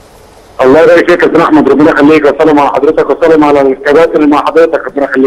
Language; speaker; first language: Arabic; native; Arabic